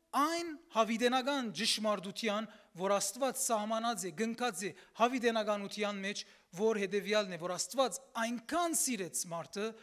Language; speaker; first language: Armenian; early bilingual, heritage; Armenian